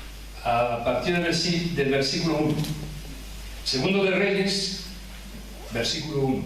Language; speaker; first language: Spanish; early bilingual, heritage; French